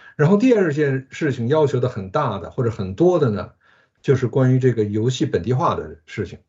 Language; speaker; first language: Chinese; early bilingual, other home language; Japanese